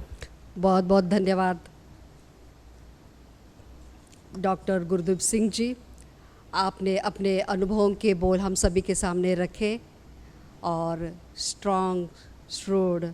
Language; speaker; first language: Hindi; native; Hindi